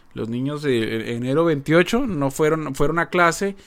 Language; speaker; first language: Spanish; native; Spanish